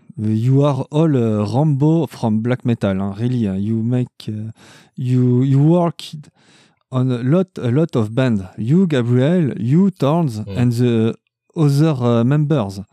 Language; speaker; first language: English; non-native, learner; French